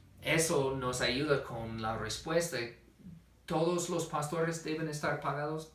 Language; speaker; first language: Spanish; non-native, fluent; English